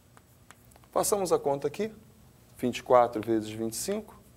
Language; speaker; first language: Portuguese; native; Portuguese